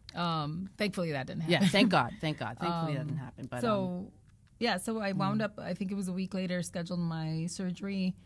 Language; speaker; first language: English; non-native, local second language; Igbo